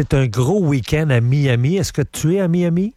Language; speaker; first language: French; native; French